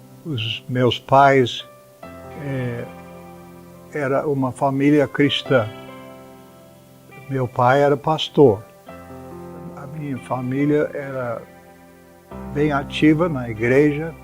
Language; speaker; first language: Portuguese; non-native, fluent; English